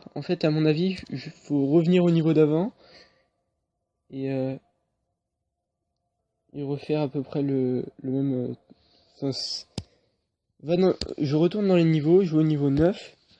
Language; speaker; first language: French; native; French